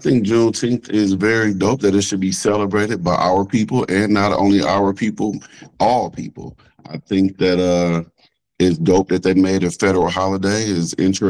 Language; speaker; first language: English; native; English